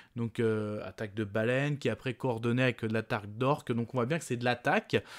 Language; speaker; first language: French; native; French